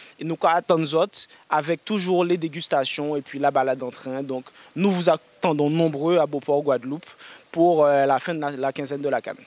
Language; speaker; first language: French; native; French